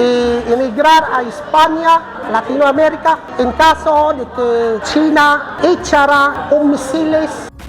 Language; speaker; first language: Spanish; non-native, fluent; Filipino